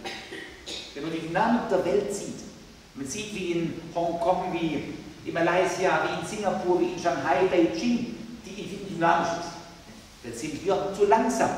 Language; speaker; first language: German; native; German